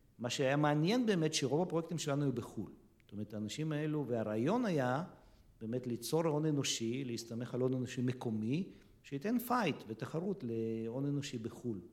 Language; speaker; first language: Hebrew; early bilingual, other home language; Russian